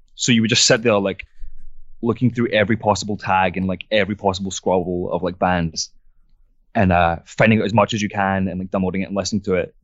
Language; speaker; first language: English; non-native, fluent; French